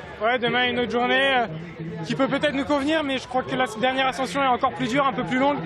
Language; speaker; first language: French; native; French